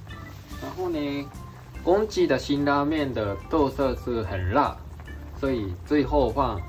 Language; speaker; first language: Chinese; non-native, fluent; Japanese